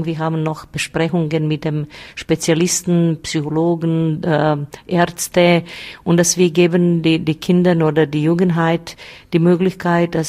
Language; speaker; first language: German; non-native, learner; Bosnian